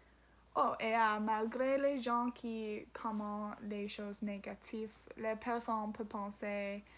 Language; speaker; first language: French; non-native, learner; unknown